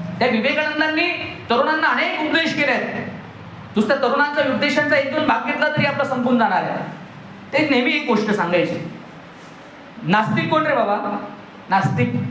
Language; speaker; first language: Marathi; native; Marathi